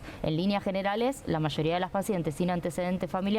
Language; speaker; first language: Spanish; native; Spanish